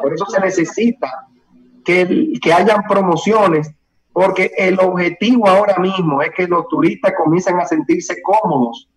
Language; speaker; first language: Spanish; native; Spanish